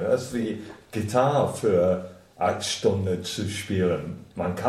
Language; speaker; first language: German; non-native, fluent; English